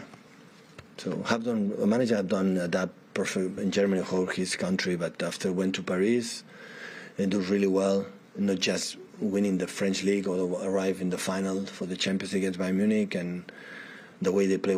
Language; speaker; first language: English; non-native, fluent; Spanish